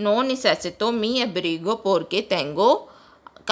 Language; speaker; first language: Spanish; non-native, learner; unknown